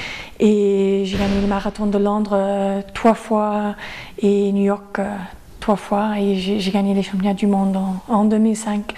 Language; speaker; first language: French; non-native, fluent; English